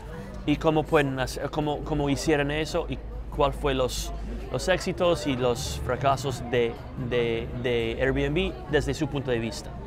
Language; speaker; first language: Spanish; non-native, fluent; English